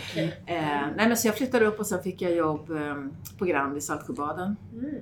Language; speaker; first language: Swedish; native; Swedish